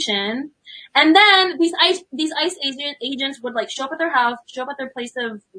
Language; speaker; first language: English; native; English